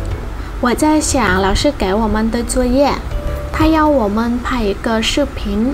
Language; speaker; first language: Chinese; non-native, learner; Vietnamese